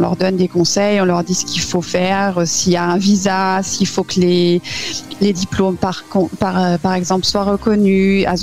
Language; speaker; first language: French; native; French